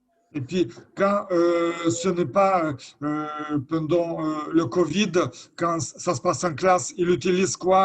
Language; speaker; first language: French; non-native, fluent; Lithuanian